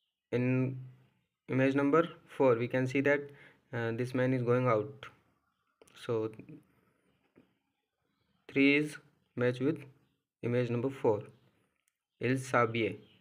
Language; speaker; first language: English; non-native, local second language; Hindi